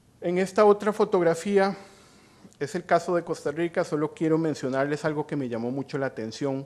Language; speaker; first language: Spanish; native; Spanish